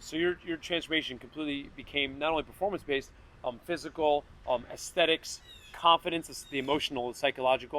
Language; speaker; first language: English; native; English